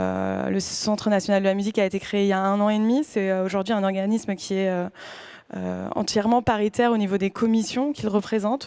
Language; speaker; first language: French; native; French